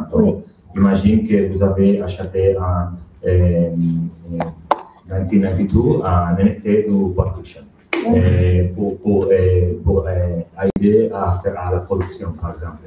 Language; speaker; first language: French; non-native, learner; Spanish